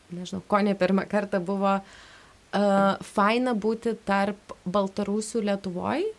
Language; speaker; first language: Lithuanian; non-native, fluent; Russian